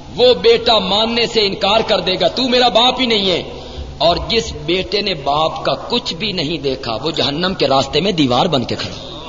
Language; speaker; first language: Urdu; non-native, local second language; Punjabi